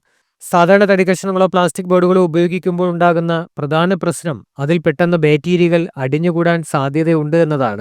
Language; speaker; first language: Malayalam; native; Malayalam